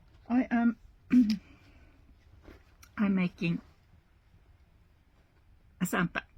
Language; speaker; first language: English; non-native, learner; Norwegian